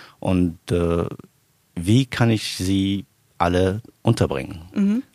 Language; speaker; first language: German; non-native, fluent; Arabic